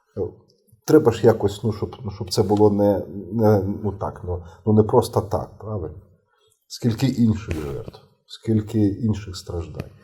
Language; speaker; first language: Ukrainian; native; Ukrainian